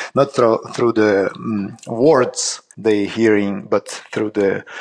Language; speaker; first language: English; non-native, learner; Russian